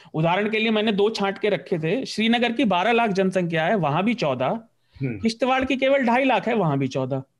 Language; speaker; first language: Hindi; native; Hindi